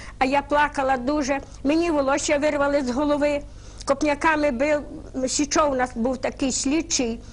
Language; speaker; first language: Ukrainian; native; Ukrainian